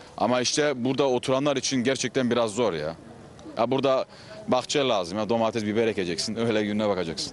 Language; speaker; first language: Turkish; early bilingual, heritage; Turkish